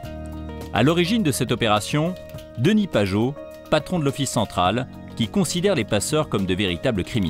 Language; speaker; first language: French; native; French